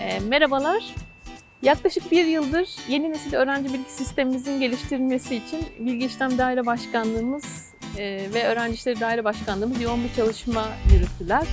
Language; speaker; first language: Turkish; native; Turkish